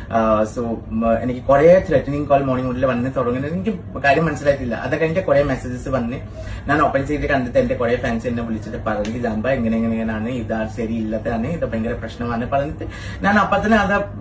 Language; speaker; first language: Malayalam; non-native, fluent; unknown